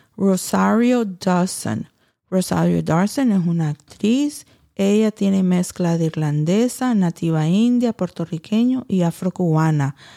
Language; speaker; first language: Spanish; early bilingual, heritage; Spanish